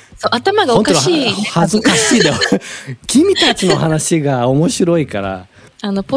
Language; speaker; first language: Japanese; non-native, learner; Portuguese